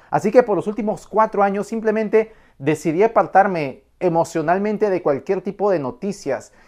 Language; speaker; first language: Spanish; native; Spanish